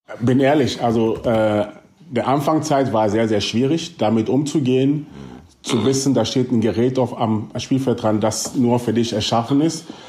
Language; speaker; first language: German; early bilingual, other home language; Akan